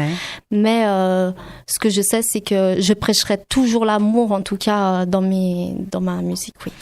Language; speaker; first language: French; native; French